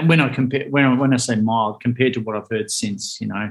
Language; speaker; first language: English; native; English